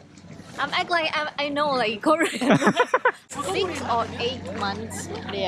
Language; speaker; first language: English; non-native, learner; Thai